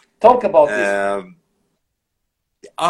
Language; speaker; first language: English; non-native, fluent; Portuguese